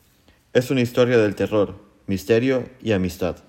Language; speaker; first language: Spanish; non-native, learner; German